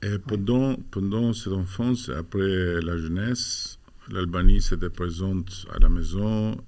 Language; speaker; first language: French; non-native, fluent; Albanian